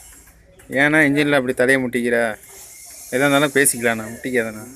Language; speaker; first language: Tamil; native; Tamil